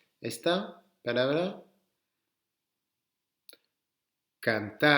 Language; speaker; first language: Spanish; non-native, fluent; French